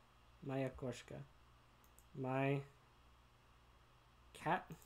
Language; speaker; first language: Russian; non-native, learner; English